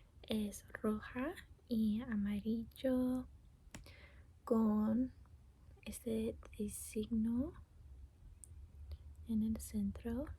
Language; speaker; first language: Spanish; non-native, learner; English